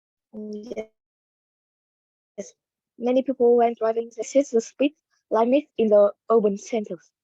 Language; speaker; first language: English; non-native, learner; Vietnamese